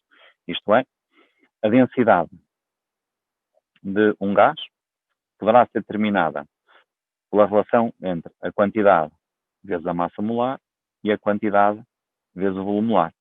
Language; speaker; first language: Portuguese; native; Portuguese